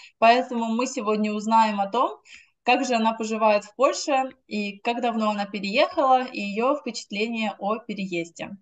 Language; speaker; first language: Russian; native; Russian